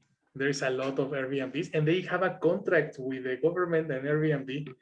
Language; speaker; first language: English; non-native, fluent; Spanish